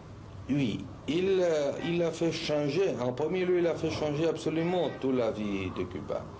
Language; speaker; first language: French; non-native, fluent; Spanish